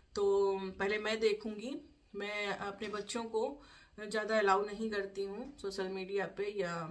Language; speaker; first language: Hindi; native; Hindi